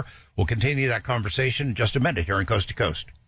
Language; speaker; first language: English; native; English